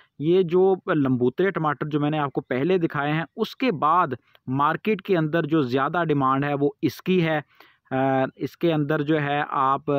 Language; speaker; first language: Urdu; non-native, local second language; Punjabi